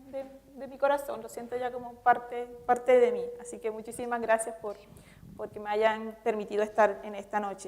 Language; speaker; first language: Spanish; native; Spanish